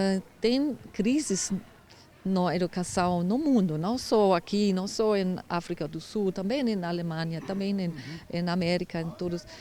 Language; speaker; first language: Portuguese; non-native, fluent; German